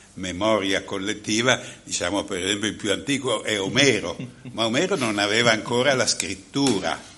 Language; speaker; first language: Italian; native; Italian